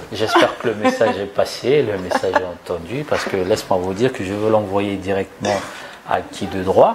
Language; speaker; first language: French; non-native, local second language; Lingala